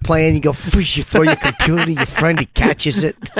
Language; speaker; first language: English; native; English